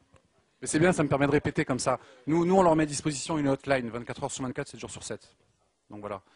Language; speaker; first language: French; native; French